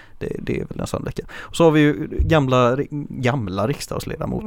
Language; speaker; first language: Swedish; native; Swedish